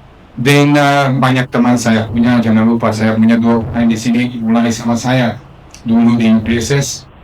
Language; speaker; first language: Indonesian; non-native, fluent; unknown